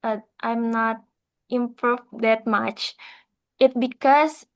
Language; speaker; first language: English; non-native, learner; Indonesian